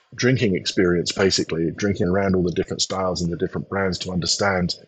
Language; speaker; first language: English; native; English